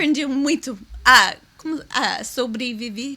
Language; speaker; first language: Portuguese; non-native, learner; English